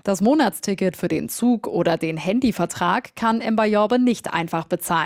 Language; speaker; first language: German; native; German